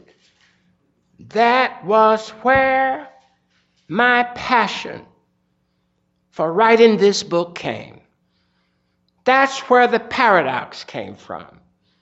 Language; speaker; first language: English; native; English